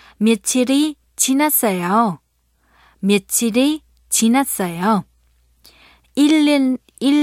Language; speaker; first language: Korean; non-native, fluent; Vietnamese